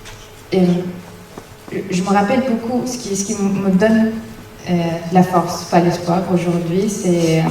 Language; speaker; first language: French; non-native, fluent; Arabic